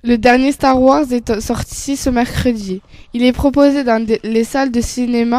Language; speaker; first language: French; native; French